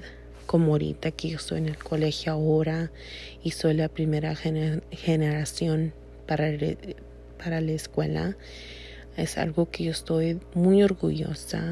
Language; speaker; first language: Spanish; early bilingual, heritage; Spanish